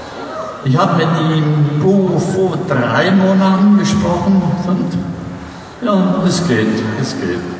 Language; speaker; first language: German; non-native, fluent; English